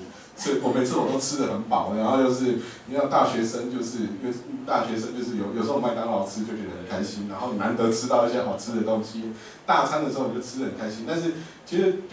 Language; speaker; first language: Chinese; native; Chinese